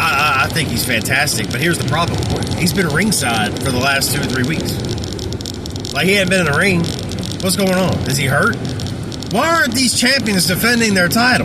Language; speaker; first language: English; native; English